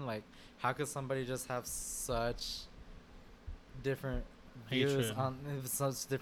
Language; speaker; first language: English; native; English